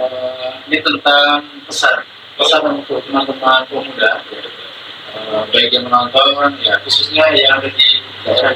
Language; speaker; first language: Indonesian; native; Indonesian